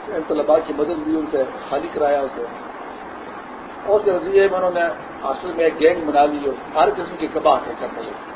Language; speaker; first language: Urdu; non-native, local second language; Pashto